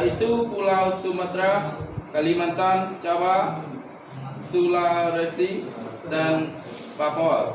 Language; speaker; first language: Indonesian; non-native, learner; Khmer